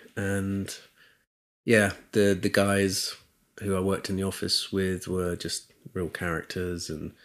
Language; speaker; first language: English; native; English